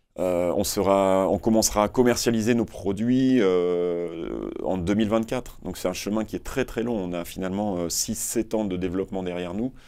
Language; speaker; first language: French; native; French